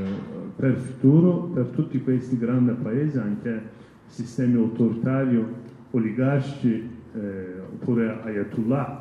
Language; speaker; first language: Italian; non-native, learner; Kurdish